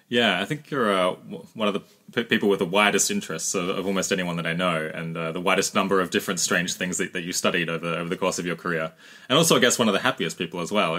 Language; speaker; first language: English; native; English